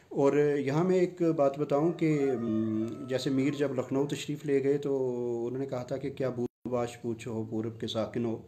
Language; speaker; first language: Urdu; non-native, local second language; Punjabi